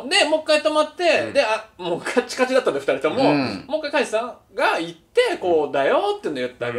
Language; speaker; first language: Japanese; native; Japanese